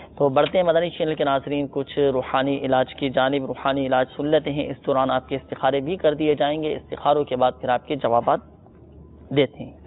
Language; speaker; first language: Urdu; native; Urdu